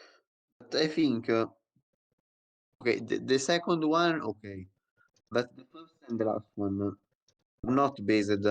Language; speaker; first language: English; non-native, learner; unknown